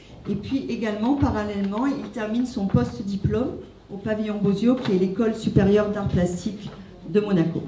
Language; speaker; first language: French; native; French